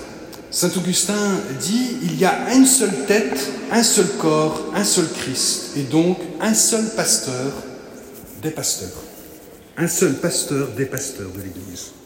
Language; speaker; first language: French; native; French